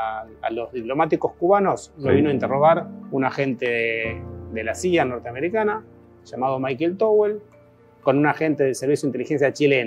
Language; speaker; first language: Spanish; native; Spanish